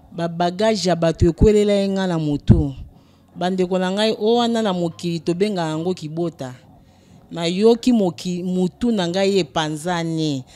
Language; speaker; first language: Lingala; native; Lingala